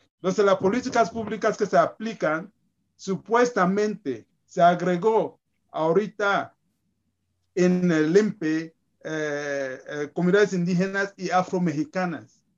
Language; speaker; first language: Spanish; native; Spanish